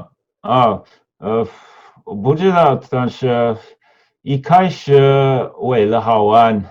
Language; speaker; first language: Chinese; non-native, learner; Norwegian